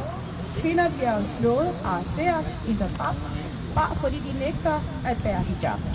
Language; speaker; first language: Danish; non-native, fluent; Persian